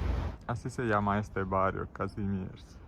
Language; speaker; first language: Spanish; non-native, fluent; German